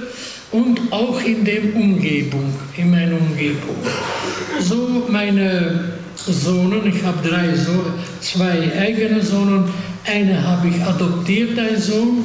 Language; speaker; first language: German; non-native, fluent; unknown